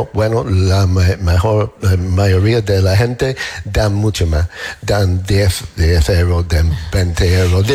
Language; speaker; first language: Spanish; non-native, learner; English